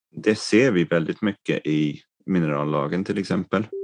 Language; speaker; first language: Swedish; non-native, fluent; English